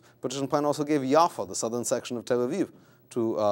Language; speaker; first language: English; native; English